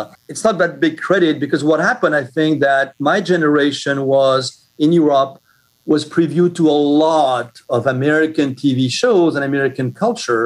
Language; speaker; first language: English; non-native, fluent; French